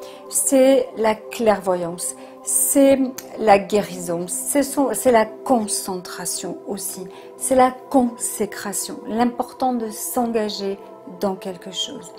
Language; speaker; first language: French; native; French